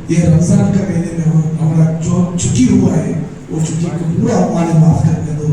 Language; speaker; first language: Hindi; non-native, local second language; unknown